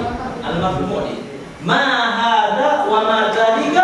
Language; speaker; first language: Arabic; non-native, learner; Malay